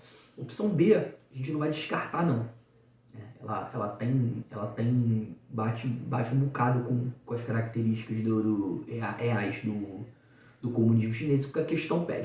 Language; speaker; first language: Portuguese; native; Portuguese